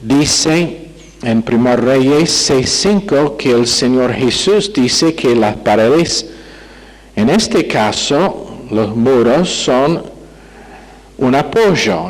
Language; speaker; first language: Spanish; non-native, fluent; English